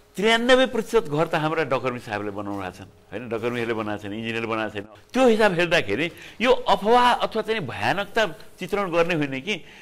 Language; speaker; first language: Nepali; native; Nepali